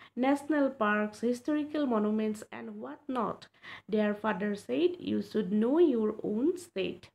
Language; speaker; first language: English; non-native, local second language; Assamese